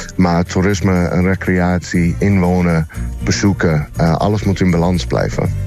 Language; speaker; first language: Dutch; non-native, fluent; English